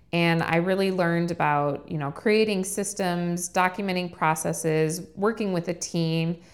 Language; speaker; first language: English; native; English